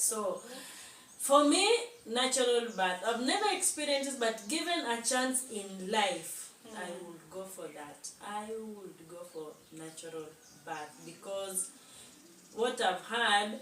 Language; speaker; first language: English; non-native, local second language; Swahili